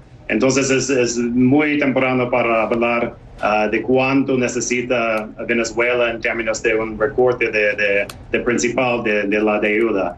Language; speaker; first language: Spanish; non-native, fluent; English